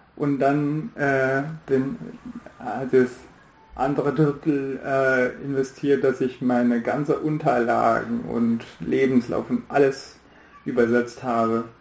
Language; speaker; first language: German; non-native, fluent; Hindi